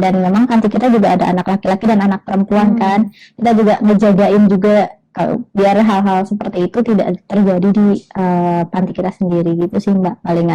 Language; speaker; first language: Indonesian; native; Indonesian